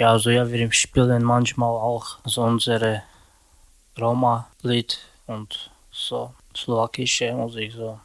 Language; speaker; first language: German; non-native, learner; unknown